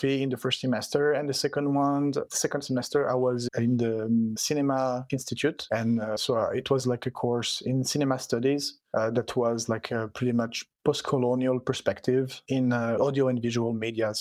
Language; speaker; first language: English; non-native, fluent; French